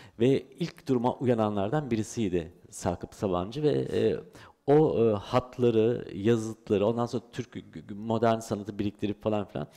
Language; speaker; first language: Turkish; early bilingual, heritage; Turkish